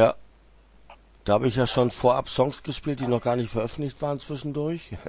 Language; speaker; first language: German; native; German